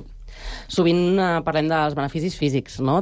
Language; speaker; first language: Catalan; native; Catalan